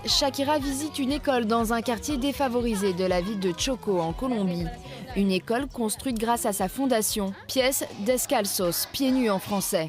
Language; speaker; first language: French; native; French